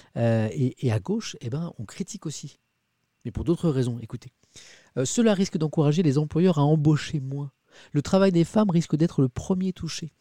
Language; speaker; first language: French; native; French